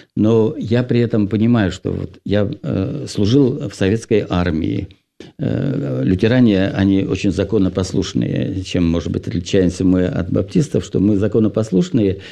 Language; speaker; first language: Russian; non-native, local second language; Finnish